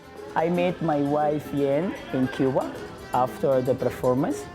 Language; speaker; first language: English; non-native, learner; Spanish